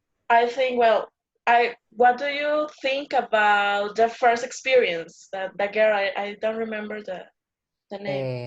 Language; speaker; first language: English; non-native, learner; Spanish